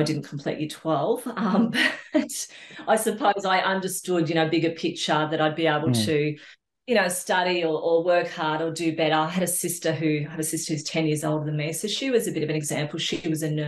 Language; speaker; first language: English; native; English